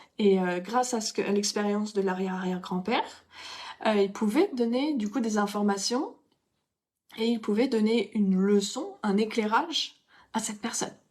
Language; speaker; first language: French; native; French